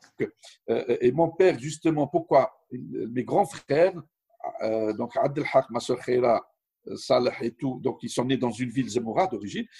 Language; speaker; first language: French; non-native, local second language; Arabic